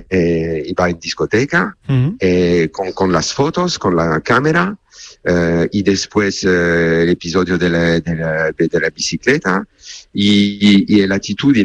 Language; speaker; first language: Spanish; non-native, learner; French